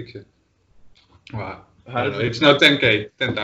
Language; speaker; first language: English; non-native, fluent; Dutch